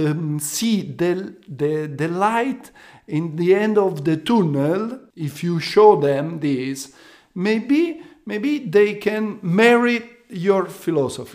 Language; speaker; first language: English; non-native, learner; Italian